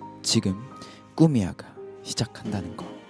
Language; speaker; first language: Korean; native; Korean